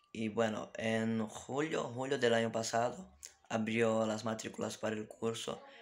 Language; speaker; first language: Spanish; non-native, fluent; Portuguese